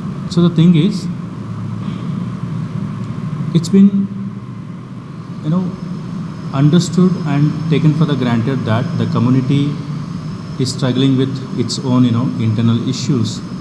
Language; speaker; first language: English; non-native, local second language; Telugu